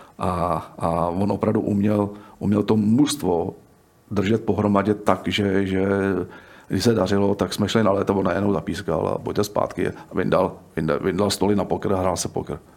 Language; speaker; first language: Czech; native; Czech